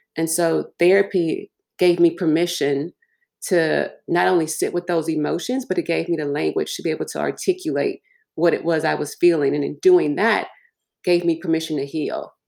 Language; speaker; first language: English; early bilingual, other home language; Yoruba